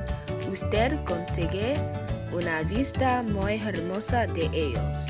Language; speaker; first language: Spanish; non-native, learner; English